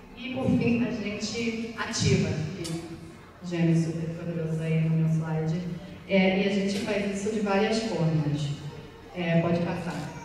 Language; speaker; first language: Portuguese; non-native, fluent; English